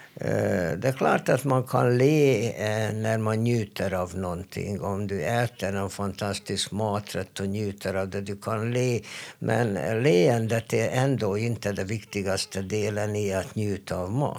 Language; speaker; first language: Swedish; non-native, fluent; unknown